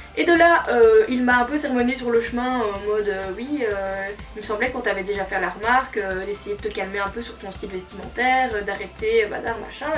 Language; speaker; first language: French; native; French